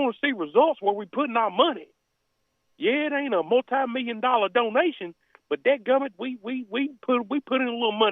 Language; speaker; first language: English; native; English